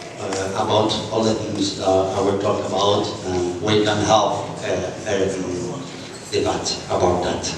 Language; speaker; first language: English; non-native, fluent; Spanish